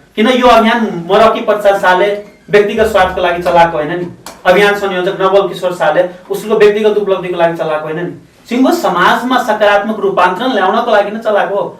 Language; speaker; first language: Nepali; non-native, local second language; Maithili